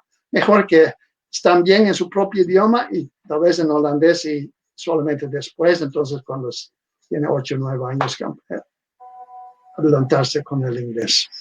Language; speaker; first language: Spanish; non-native, fluent; Dutch